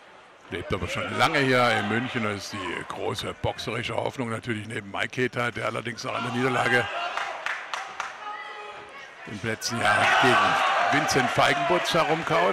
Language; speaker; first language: German; native; German